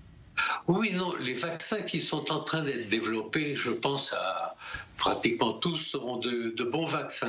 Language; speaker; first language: French; native; French